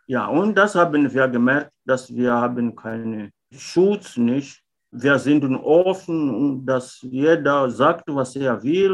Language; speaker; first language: German; non-native, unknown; Portuguese